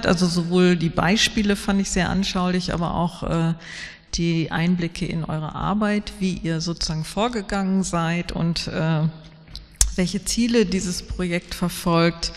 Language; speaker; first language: German; native; German